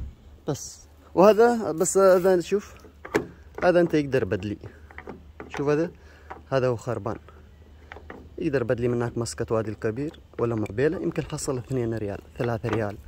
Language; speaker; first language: Arabic; non-native, learner; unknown